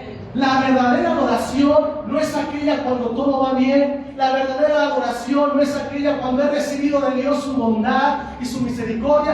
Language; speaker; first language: Spanish; native; Spanish